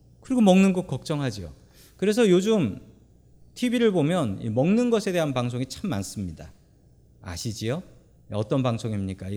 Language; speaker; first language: Korean; native; Korean